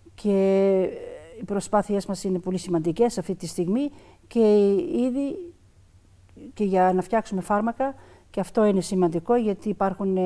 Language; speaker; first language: Greek; early bilingual, other home language; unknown